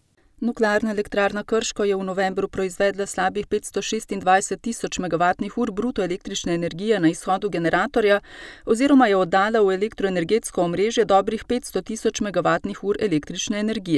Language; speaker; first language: Slovenian; native; Slovenian